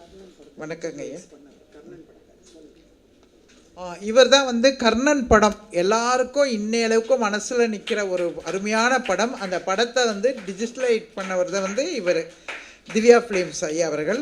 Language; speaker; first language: Tamil; native; Tamil